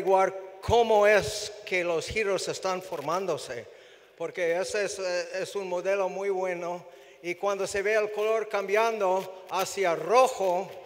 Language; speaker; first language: Spanish; non-native, fluent; English